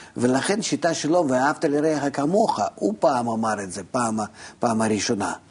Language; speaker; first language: Hebrew; non-native, fluent; Russian